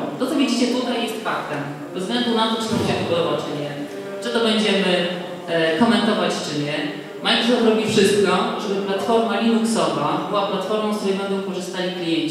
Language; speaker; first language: Polish; native; Polish